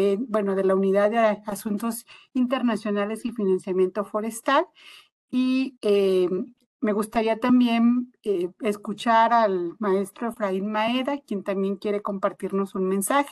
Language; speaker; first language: Spanish; native; Spanish